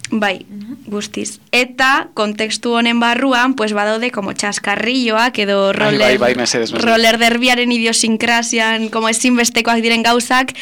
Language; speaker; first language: Basque; non-native, local second language; Spanish